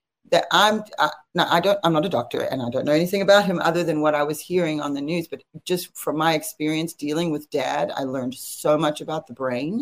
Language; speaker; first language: English; native; English